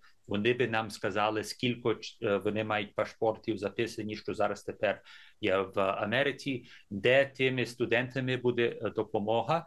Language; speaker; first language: Ukrainian; early bilingual, heritage; English